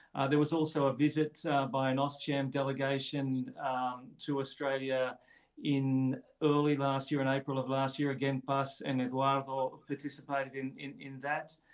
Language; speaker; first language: English; native; English